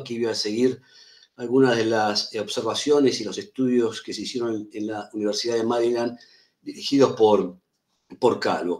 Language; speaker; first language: Spanish; native; Spanish